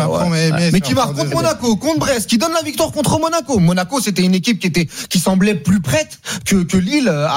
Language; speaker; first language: French; native; French